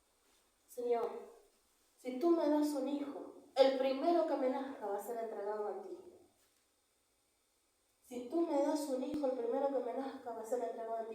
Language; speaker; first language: Spanish; native; Spanish